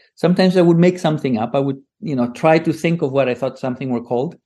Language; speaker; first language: English; non-native, fluent; Greek